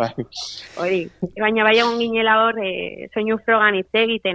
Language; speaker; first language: Basque; non-native, local second language; Spanish